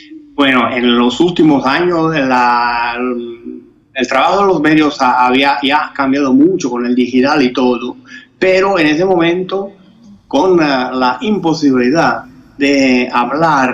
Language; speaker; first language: Spanish; non-native, fluent; Italian